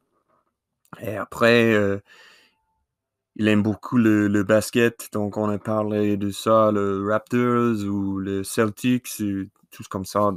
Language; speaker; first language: French; non-native, learner; English